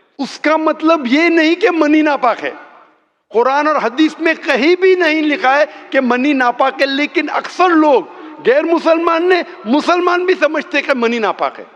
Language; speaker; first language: Urdu; non-native, local second language; Konkani